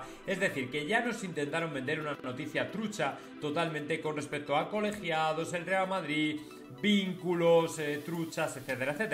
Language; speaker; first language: Spanish; native; Spanish